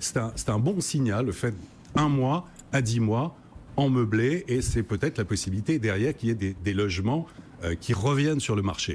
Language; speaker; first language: French; native; French